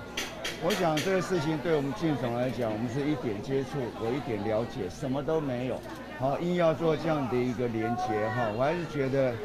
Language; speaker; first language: Chinese; native; Chinese